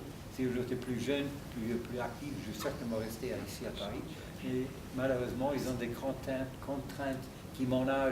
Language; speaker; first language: French; non-native, fluent; German